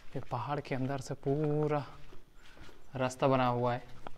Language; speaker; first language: Hindi; native; Hindi